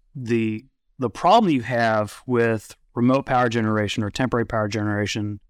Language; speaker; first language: English; native; English